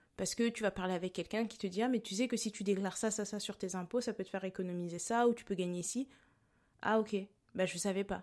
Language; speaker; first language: French; early bilingual, other home language; Lingala